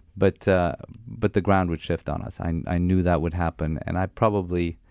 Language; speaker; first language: English; non-native, fluent; Armenian